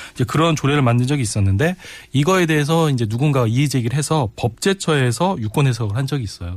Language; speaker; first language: Korean; native; Korean